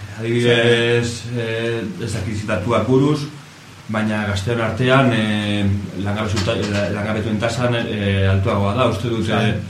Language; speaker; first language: Basque; non-native, local second language; Spanish